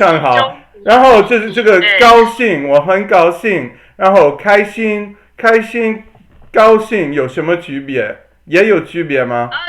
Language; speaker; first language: Chinese; non-native, learner; English